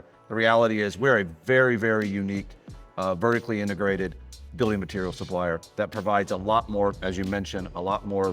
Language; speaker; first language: English; native; English